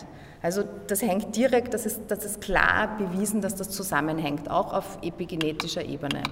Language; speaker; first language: German; native; German